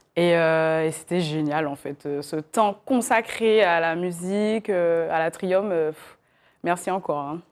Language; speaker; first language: French; native; French